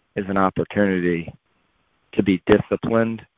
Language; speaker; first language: English; native; English